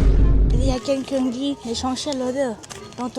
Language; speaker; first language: French; non-native, learner; Thai